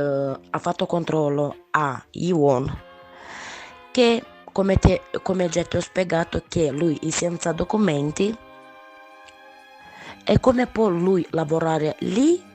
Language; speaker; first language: Italian; non-native, learner; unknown